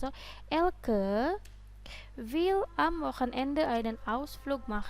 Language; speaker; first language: German; non-native, fluent; Indonesian